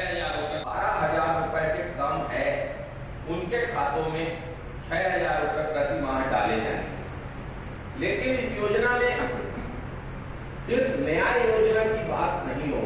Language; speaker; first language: Hindi; native; Hindi